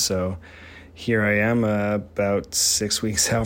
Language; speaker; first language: English; native; English